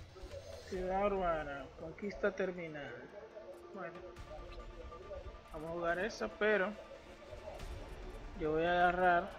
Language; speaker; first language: Spanish; native; Spanish